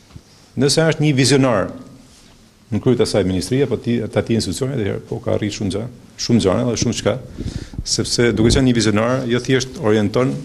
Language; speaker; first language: Albanian; native; Albanian